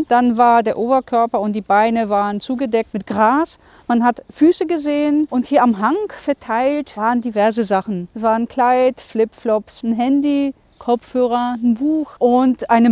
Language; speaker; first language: German; native; German